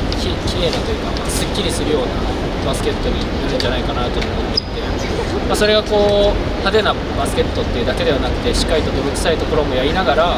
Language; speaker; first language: Japanese; native; Japanese